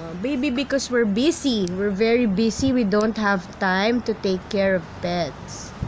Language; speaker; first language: English; non-native, local second language; Filipino